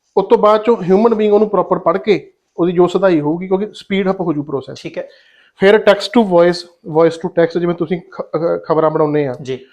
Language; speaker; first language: Punjabi; native; Punjabi